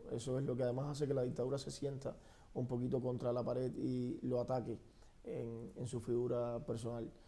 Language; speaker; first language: Spanish; native; Spanish